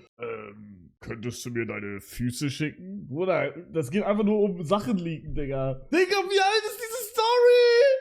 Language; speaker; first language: German; native; German